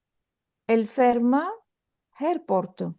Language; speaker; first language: French; non-native, fluent; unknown